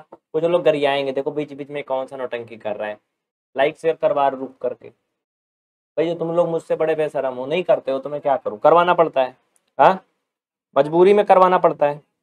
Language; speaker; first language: Hindi; native; Hindi